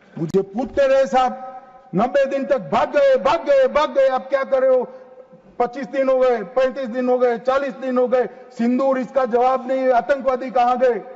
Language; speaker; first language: Hindi; native; Hindi